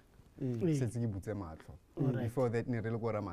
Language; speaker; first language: English; non-native, local second language; Tswana